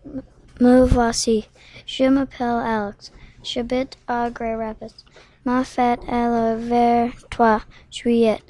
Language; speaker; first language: French; non-native, local second language; English